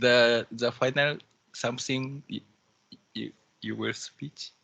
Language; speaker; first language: English; non-native, learner; Japanese